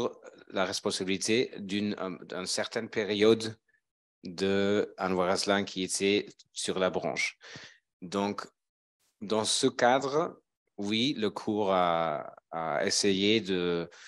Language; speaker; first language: French; non-native, fluent; German